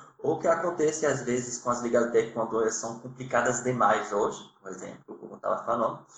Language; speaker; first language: Portuguese; non-native, fluent; French